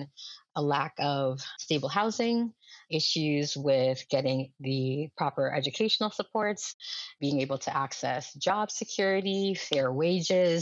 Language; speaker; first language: English; early bilingual, other home language; Lingala